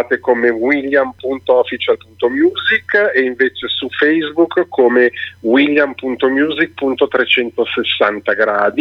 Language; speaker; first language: Italian; native; Italian